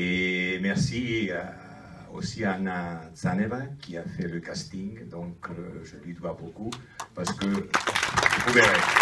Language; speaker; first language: French; non-native, fluent; Italian